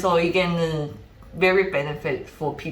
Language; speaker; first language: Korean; non-native, learner; Chinese